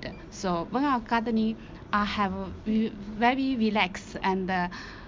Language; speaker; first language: English; non-native, learner; Chinese